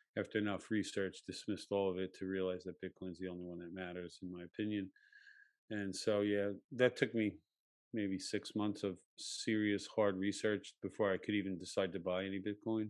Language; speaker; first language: English; native; English